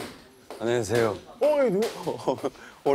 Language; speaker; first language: Korean; non-native, fluent; Cantonese